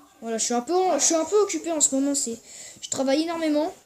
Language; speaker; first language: French; native; French